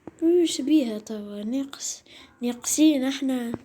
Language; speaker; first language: Arabic; native; Arabic